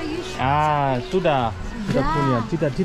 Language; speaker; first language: Indonesian; non-native, learner; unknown